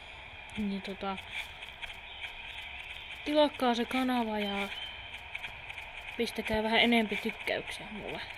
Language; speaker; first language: Finnish; native; Finnish